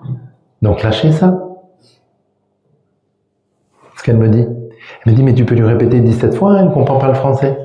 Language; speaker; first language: French; native; French